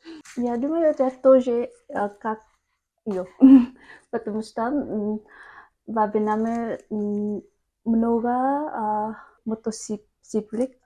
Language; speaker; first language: Russian; non-native, learner; Vietnamese